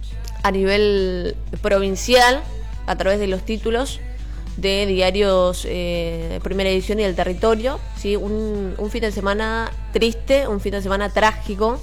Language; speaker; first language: Spanish; native; Spanish